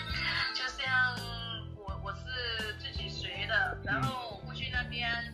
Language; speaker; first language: Chinese; non-native, learner; Vietnamese